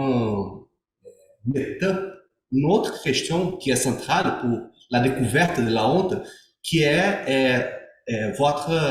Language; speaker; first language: French; non-native, learner; Portuguese